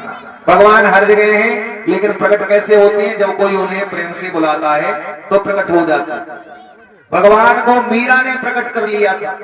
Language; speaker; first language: Hindi; native; Hindi